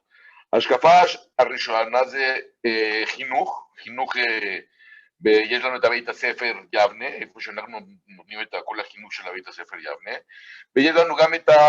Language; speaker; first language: Hebrew; non-native, fluent; Spanish